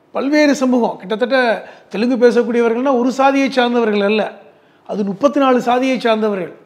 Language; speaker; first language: Tamil; native; Tamil